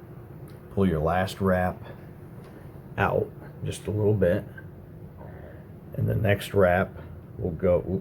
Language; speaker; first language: English; native; English